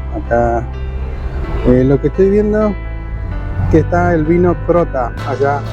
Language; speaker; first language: Spanish; native; Spanish